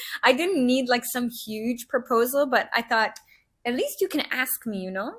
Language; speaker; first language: English; native; English